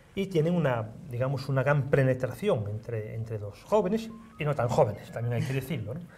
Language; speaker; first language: Spanish; native; Spanish